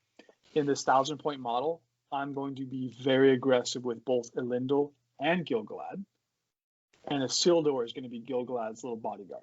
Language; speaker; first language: English; native; English